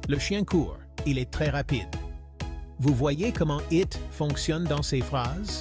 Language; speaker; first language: French; non-native, local second language; Haitian Creole